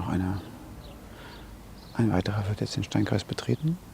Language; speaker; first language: German; native; German